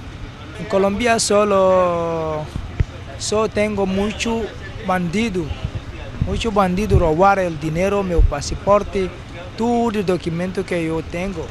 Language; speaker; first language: Spanish; non-native, learner; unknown